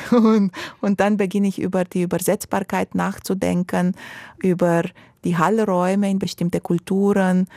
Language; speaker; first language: German; non-native, fluent; Romanian